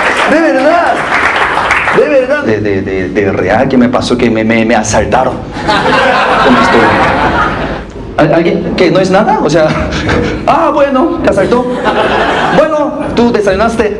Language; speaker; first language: Spanish; non-native, fluent; Korean